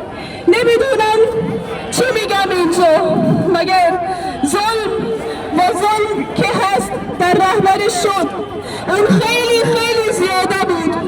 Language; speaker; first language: Persian; non-native, learner; Urdu